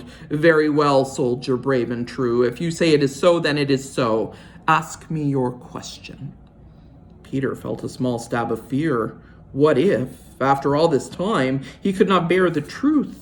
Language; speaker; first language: English; native; English